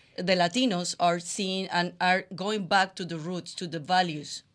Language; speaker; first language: English; non-native, fluent; Spanish